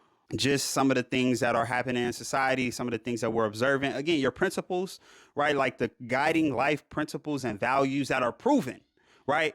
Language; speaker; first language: English; native; English